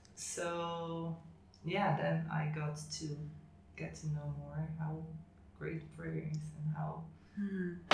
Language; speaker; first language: English; non-native, fluent; Dutch